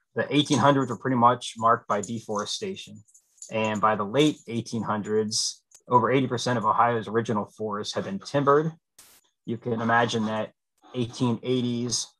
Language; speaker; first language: English; native; English